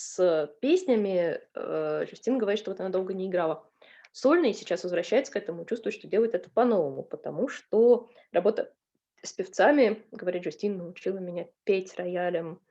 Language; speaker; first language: Russian; native; Russian